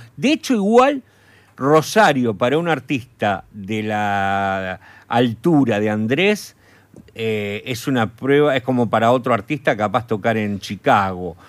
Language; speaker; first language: Spanish; native; Spanish